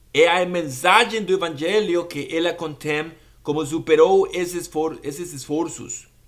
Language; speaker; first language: Portuguese; non-native, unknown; Spanish